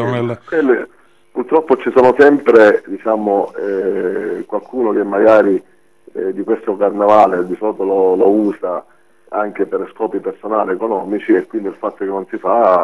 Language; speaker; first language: Italian; native; Italian